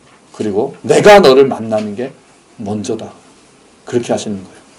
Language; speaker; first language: Korean; native; Korean